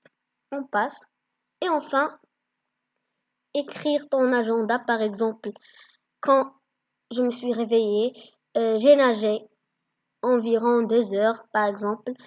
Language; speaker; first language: French; non-native, learner; Arabic